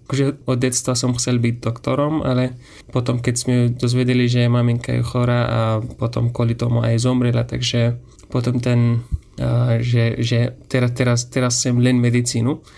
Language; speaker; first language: Slovak; non-native, fluent; Persian